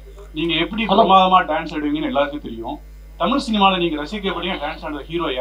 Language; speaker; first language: Tamil; native; Tamil